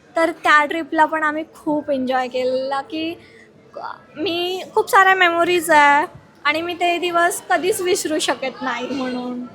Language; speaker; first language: Marathi; non-native, local second language; Lambadi